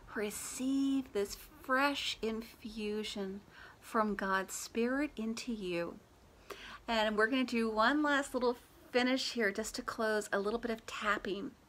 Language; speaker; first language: English; native; English